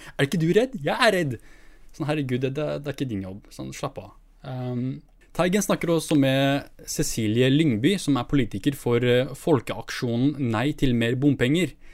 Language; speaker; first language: Norwegian; early bilingual, other home language; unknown